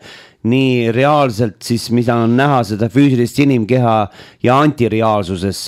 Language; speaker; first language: Estonian; native; Estonian